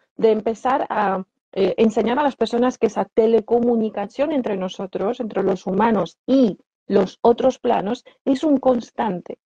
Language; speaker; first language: Spanish; non-native, fluent; Polish